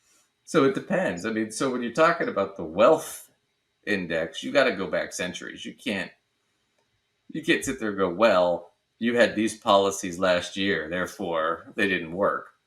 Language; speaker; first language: English; native; English